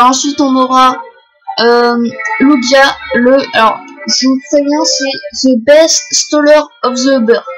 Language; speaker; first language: French; native; French